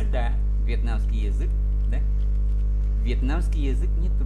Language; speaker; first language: Russian; non-native, fluent; Vietnamese